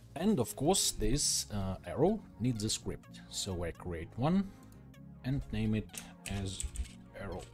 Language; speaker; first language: English; non-native, fluent; Russian